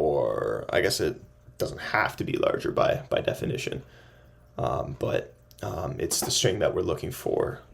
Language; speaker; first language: English; native; English